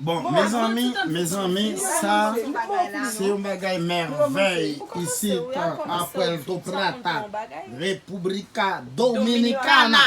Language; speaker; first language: French; non-native, learner; Haitian Creole